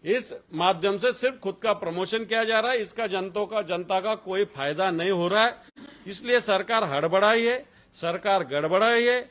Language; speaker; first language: Hindi; non-native, local second language; Marathi